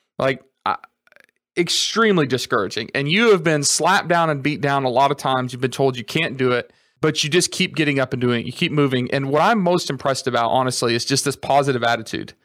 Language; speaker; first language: English; native; English